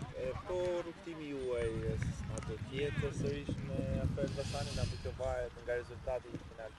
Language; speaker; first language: Albanian; native; Albanian